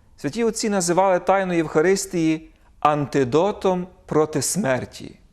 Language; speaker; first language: Ukrainian; native; Ukrainian